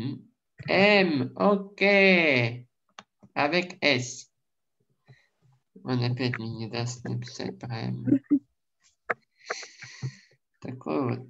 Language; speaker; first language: French; non-native, learner; Russian